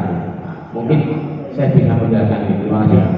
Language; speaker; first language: Indonesian; native; Indonesian